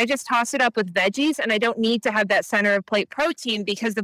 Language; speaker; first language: English; native; English